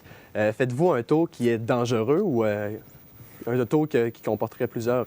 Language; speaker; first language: French; native; French